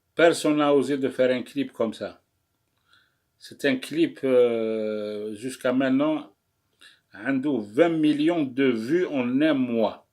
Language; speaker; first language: French; non-native, local second language; Arabic